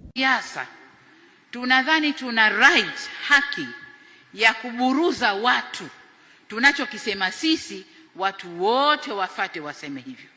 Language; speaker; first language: Swahili; native; Swahili